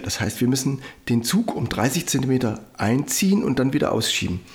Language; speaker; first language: German; native; German